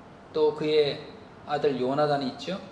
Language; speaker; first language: Korean; native; Korean